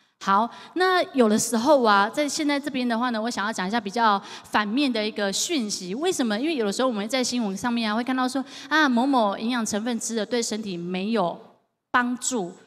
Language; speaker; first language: Chinese; native; Chinese